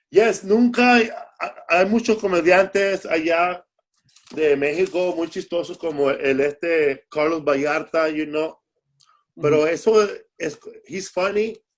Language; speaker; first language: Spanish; early bilingual, heritage; Spanish